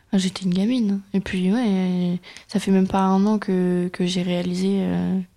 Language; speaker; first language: French; native; French